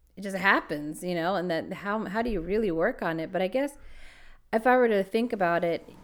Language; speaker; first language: English; native; English